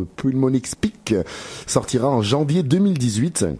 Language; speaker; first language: French; native; French